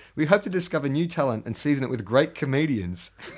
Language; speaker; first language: English; native; English